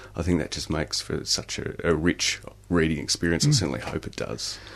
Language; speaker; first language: English; native; English